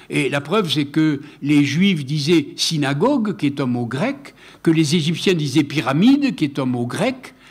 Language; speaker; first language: French; non-native, local second language; Occitan